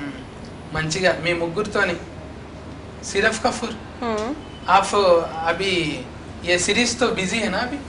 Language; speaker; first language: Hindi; non-native, local second language; Telugu